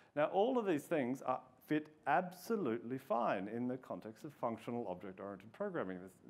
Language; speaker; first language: English; native; English